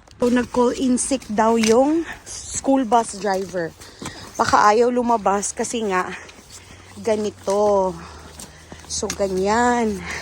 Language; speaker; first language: Filipino; native; Filipino